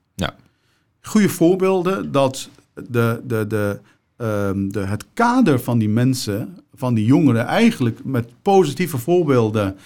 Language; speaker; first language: Dutch; early bilingual, other home language; Turkish